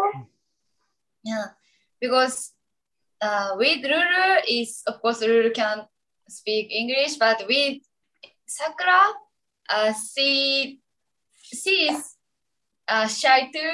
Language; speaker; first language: English; non-native, learner; Japanese